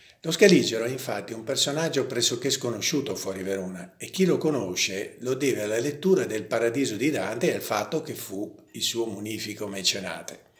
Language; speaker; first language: Italian; native; Italian